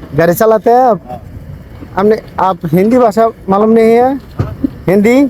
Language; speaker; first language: Hindi; non-native, learner; Bangla